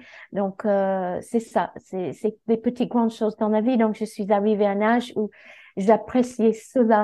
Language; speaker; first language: French; non-native, fluent; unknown